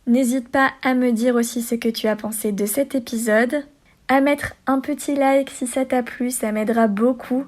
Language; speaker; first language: French; native; French